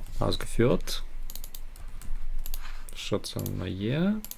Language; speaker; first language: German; non-native, learner; Ukrainian